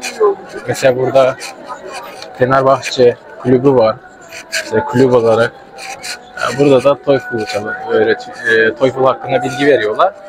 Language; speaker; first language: Turkish; non-native, fluent; Kyrgyz